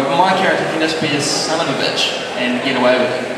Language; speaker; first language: English; native; English